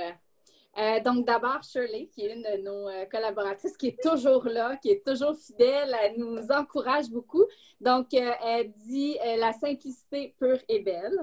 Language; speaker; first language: French; native; French